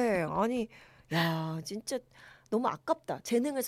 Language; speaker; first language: Korean; native; Korean